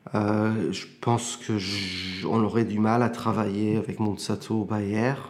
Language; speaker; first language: French; early bilingual, heritage; French